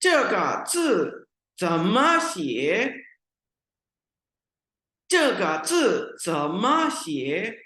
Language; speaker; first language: Chinese; non-native, fluent; Urdu